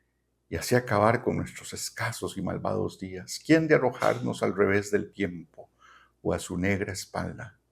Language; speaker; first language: Spanish; native; Spanish